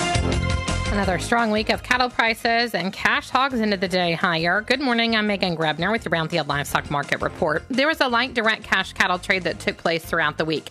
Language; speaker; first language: English; native; English